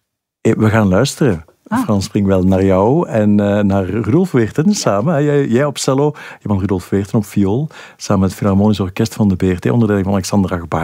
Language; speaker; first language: Dutch; native; Dutch